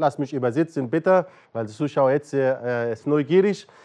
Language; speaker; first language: German; non-native, learner; Arabic